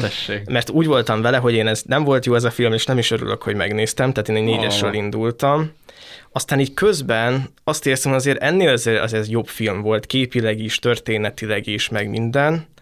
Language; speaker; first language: Hungarian; native; Hungarian